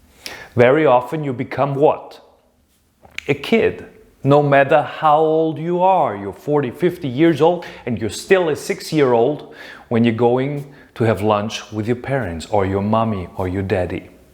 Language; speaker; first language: English; non-native, fluent; German